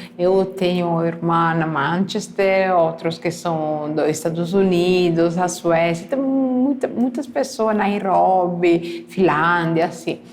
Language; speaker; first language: Portuguese; non-native, fluent; Italian